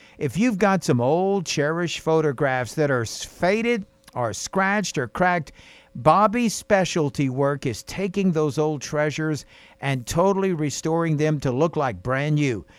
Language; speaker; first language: English; native; English